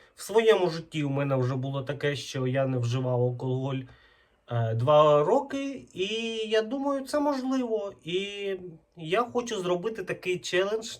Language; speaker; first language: Ukrainian; non-native, local second language; Russian